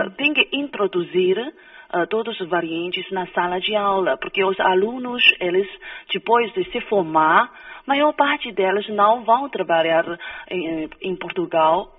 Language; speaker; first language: Portuguese; non-native, fluent; Chinese